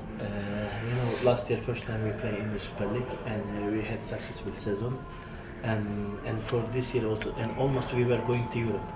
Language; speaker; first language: English; non-native, learner; Turkish